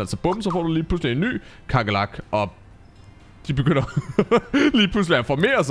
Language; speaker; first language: Danish; native; Danish